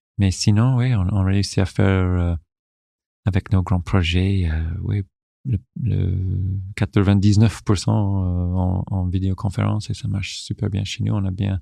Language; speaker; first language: French; non-native, local second language; English